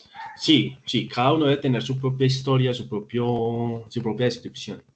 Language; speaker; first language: Spanish; native; Spanish